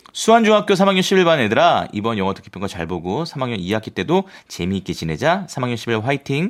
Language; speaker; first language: Korean; native; Korean